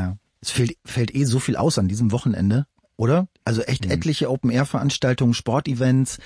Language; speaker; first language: German; native; German